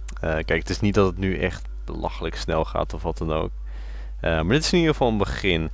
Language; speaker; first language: Dutch; native; Dutch